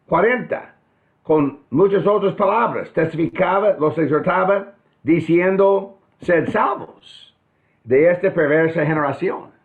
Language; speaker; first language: Spanish; non-native, fluent; English